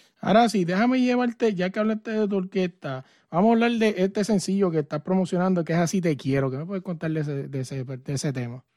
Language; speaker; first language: Spanish; native; Spanish